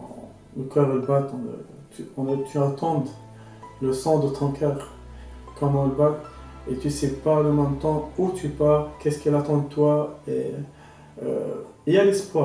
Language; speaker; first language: French; non-native, local second language; Arabic